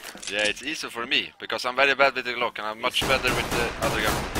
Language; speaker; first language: English; non-native, fluent; Swedish